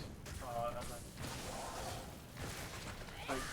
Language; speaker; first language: English; native; English